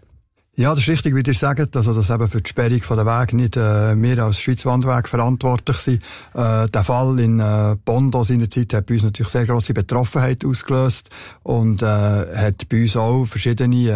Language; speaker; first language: German; native; German